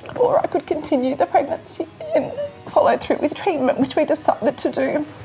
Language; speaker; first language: English; native; English